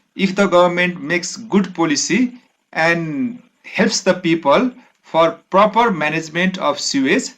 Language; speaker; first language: English; non-native, local second language; Nepali